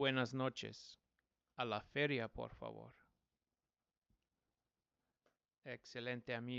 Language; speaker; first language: Spanish; non-native, fluent; English